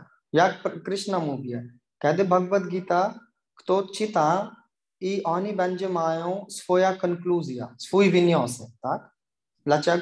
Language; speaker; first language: Polish; non-native, learner; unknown